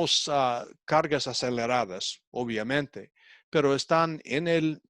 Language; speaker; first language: Spanish; non-native, fluent; English